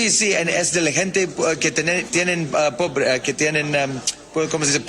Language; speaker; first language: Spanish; non-native, learner; English